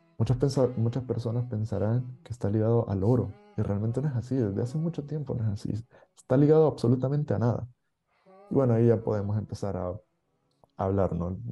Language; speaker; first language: Spanish; native; Spanish